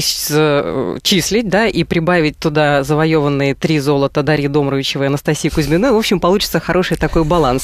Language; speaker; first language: Russian; native; Russian